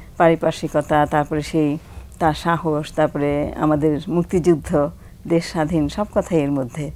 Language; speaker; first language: Bangla; native; Bangla